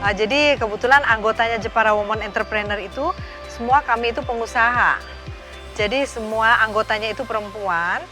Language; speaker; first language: Indonesian; native; Indonesian